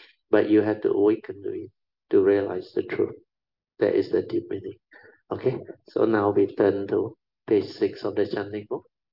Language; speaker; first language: English; non-native, local second language; Min Nan Chinese